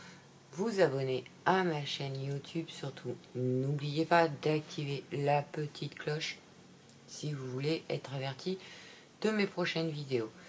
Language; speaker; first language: French; native; French